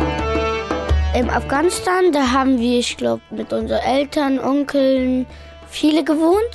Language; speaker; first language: German; early bilingual, other home language; Pashto